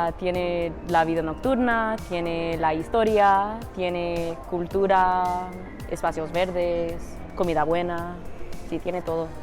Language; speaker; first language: Spanish; non-native, fluent; English